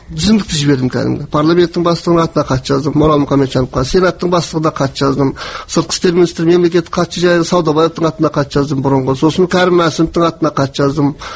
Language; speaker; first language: Kazakh; native; Kazakh